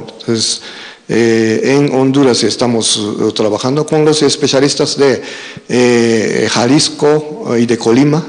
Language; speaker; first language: Spanish; non-native, fluent; Japanese